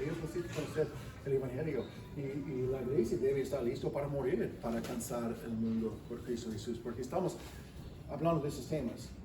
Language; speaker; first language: Spanish; non-native, fluent; English